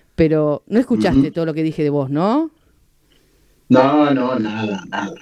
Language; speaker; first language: Spanish; native; Spanish